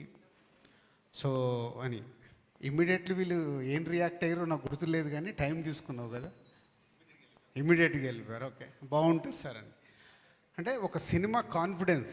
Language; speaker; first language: Telugu; native; Telugu